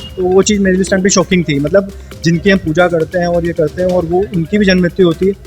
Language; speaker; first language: Hindi; native; Hindi